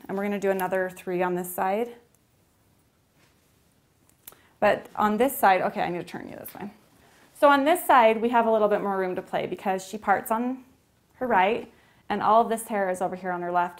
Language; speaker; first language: English; native; English